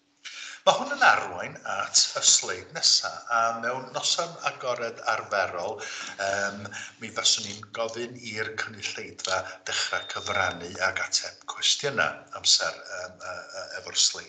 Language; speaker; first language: Welsh; native; Welsh